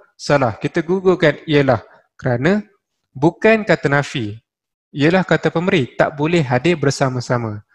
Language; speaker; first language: Malay; native; Malay